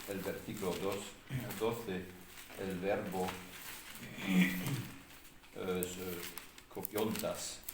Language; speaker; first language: Spanish; non-native, fluent; English